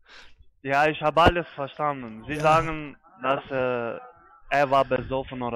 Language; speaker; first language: German; non-native, fluent; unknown